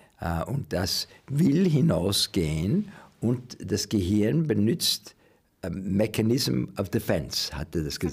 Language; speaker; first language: German; non-native, learner; English